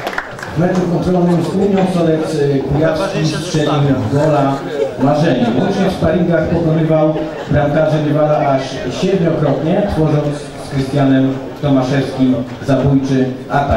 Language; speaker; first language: Polish; native; Polish